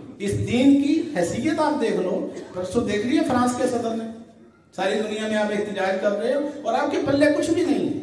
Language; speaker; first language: Urdu; non-native, local second language; Punjabi